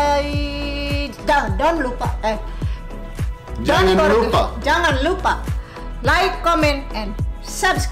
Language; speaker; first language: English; non-native, learner; Indonesian